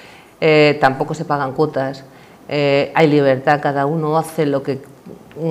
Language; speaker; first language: Spanish; native; Spanish